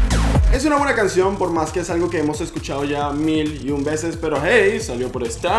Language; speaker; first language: Spanish; native; Spanish